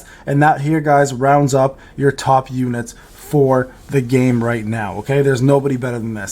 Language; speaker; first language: English; native; English